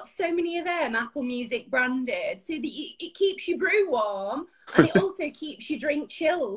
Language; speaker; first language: English; native; English